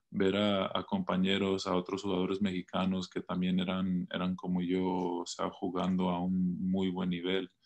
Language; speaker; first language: Spanish; early bilingual, heritage; Spanish